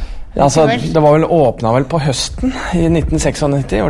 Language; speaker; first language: Norwegian; native; Norwegian